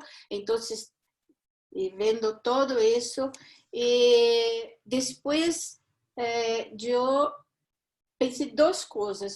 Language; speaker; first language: Spanish; non-native, fluent; Portuguese